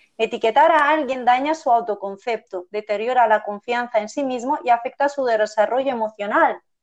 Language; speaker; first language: Spanish; early bilingual, other home language; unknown